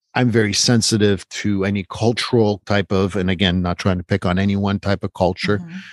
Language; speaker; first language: English; non-native, fluent; French